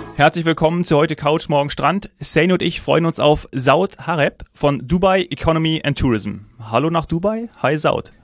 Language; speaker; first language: German; native; German